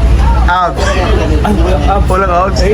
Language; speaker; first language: Filipino; native; Filipino